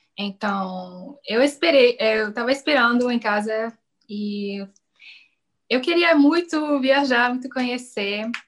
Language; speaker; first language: Portuguese; non-native, fluent; English